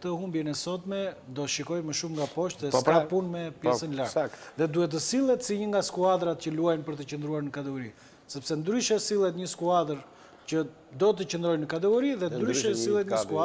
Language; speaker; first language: Albanian; native; Albanian